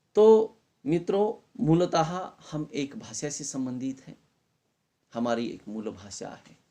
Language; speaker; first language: Hindi; non-native, local second language; Marathi